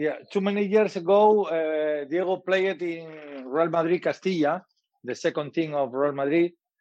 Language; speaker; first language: English; non-native, learner; Spanish